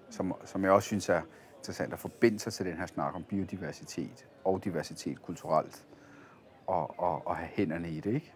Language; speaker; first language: Danish; early bilingual, other home language; Italian